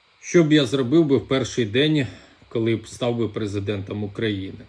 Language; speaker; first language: Ukrainian; native; Ukrainian